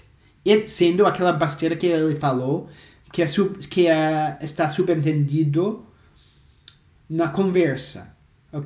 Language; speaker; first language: Portuguese; non-native, fluent; English